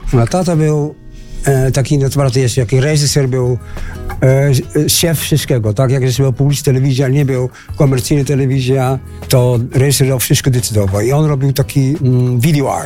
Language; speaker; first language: Polish; non-native, learner; Dutch